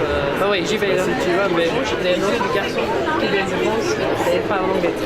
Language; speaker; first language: French; non-native, learner; English